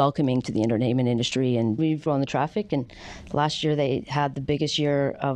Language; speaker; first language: English; native; English